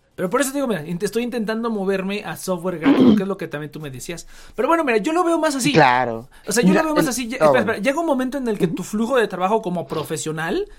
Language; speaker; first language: Spanish; native; Spanish